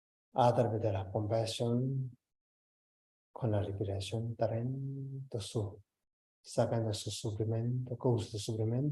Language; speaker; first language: Spanish; non-native, learner; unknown